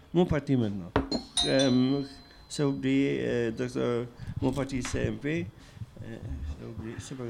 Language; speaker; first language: French; non-native, learner; Albanian